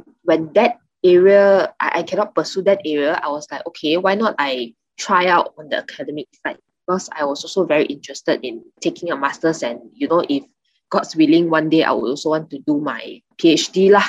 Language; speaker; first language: English; non-native, local second language; Chinese